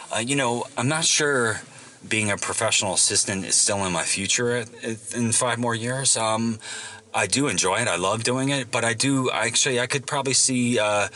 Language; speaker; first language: English; native; English